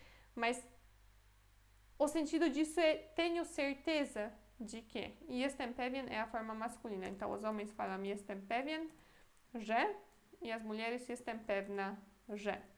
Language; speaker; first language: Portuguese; non-native, fluent; Polish